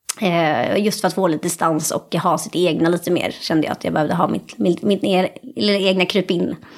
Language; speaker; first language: Swedish; native; Swedish